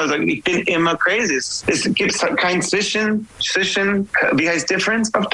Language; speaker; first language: German; non-native, fluent; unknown